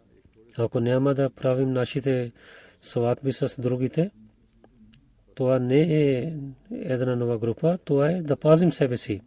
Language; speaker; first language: Bulgarian; non-native, fluent; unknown